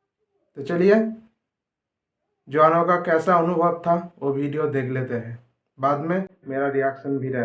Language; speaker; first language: Hindi; non-native, local second language; Nepali